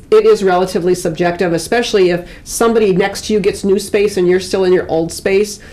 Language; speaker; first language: English; native; English